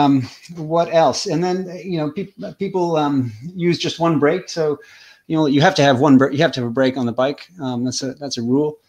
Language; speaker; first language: English; native; English